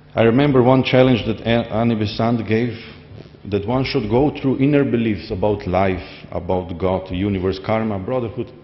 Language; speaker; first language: English; non-native, fluent; Slovenian